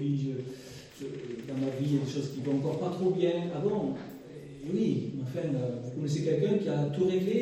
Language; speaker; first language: French; native; French